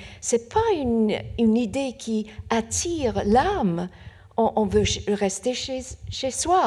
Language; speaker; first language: French; non-native, fluent; Persian